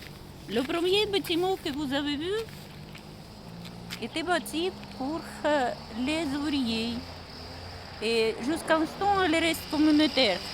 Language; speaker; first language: French; non-native, learner; Russian